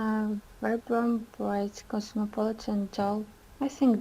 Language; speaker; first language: English; non-native, learner; Russian